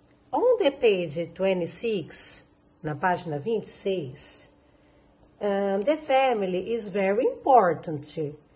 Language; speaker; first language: English; non-native, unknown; Portuguese